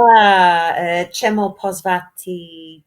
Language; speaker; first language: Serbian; non-native, learner; English